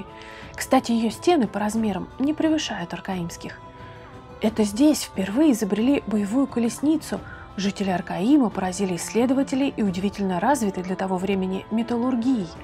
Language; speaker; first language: Russian; native; Russian